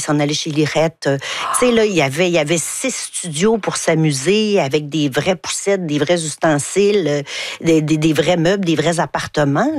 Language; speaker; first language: French; native; French